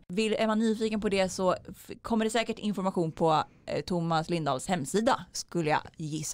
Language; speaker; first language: Swedish; native; Swedish